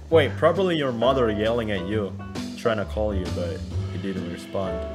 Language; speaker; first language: English; non-native, fluent; Indonesian